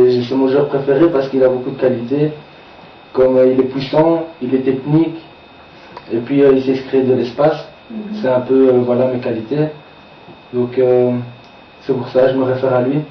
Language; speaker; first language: French; native; French